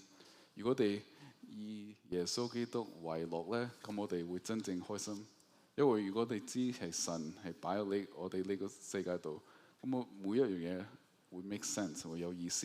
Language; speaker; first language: Cantonese; early bilingual, heritage; Cantonese